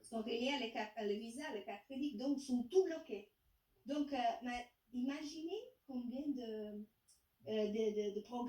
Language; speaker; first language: French; non-native, fluent; Italian